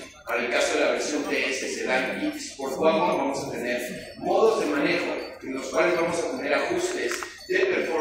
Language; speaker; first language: Spanish; native; Spanish